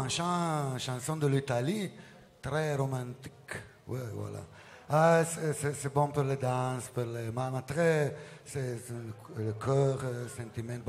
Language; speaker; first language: French; non-native, learner; Italian